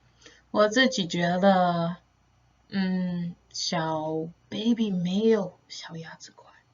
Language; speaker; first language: Chinese; non-native, fluent; English